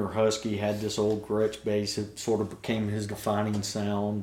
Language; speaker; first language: English; native; English